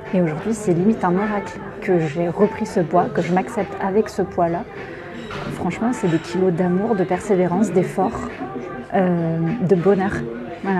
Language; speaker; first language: French; native; French